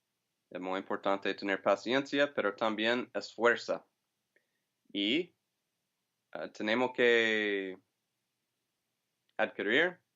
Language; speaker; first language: Spanish; non-native, fluent; English